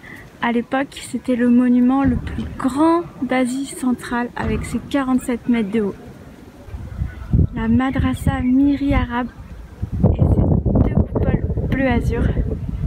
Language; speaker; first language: French; native; French